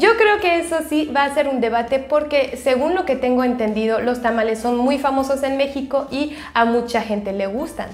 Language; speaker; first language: Spanish; non-native, fluent; French